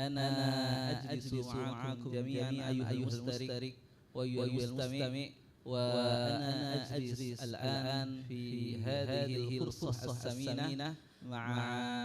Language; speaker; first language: Arabic; non-native, fluent; Indonesian